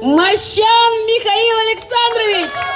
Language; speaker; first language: Russian; native; Russian